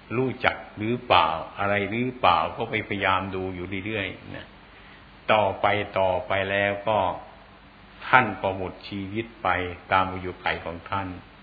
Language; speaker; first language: Thai; non-native, local second language; Northeastern Thai